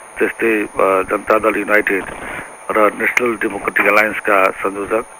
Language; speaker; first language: Nepali; non-native, local second language; Maithili